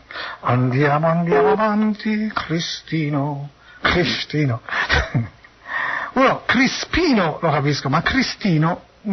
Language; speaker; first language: Italian; native; Italian